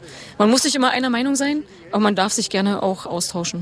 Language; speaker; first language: German; native; German